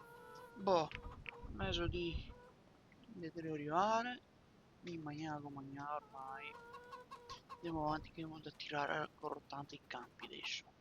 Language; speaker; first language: Italian; native; Italian